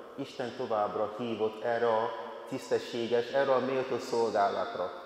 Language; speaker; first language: Hungarian; non-native, fluent; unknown